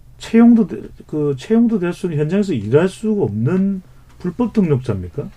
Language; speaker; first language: Korean; native; Korean